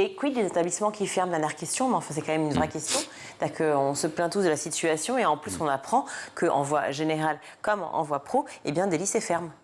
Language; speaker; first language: French; native; French